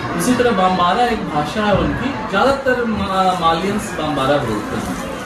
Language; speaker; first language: Hindi; native; Hindi